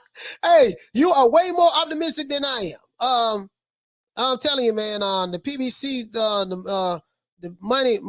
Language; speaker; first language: English; native; English